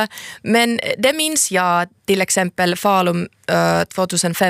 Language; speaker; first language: Swedish; non-native, local second language; Finnish